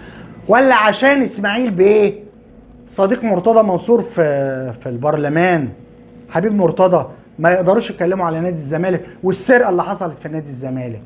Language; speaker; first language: Arabic; native; Arabic